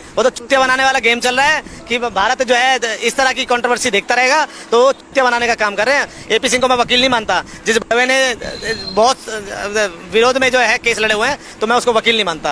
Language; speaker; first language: Hindi; native; Hindi